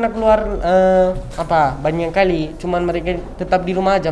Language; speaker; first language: Indonesian; early bilingual, other home language; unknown